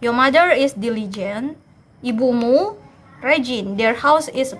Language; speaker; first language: English; non-native, fluent; Indonesian